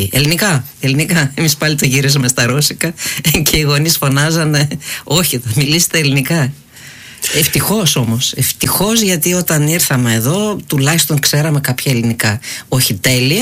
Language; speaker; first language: Greek; non-native, fluent; Uzbek